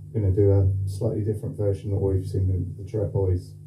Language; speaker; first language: English; native; English